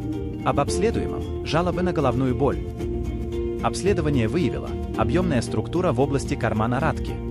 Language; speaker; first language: Russian; native; Russian